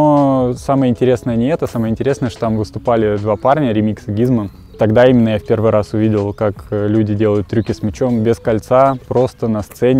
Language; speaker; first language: Russian; native; Russian